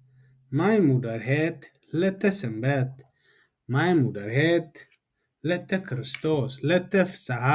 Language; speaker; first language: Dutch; non-native, fluent; Tigrinya